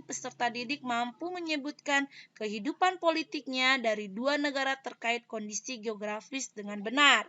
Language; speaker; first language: Indonesian; native; Indonesian